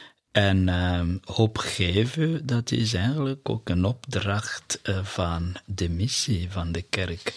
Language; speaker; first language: Dutch; non-native, fluent; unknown